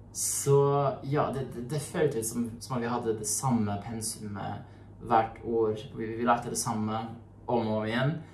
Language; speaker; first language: Norwegian; non-native, fluent; English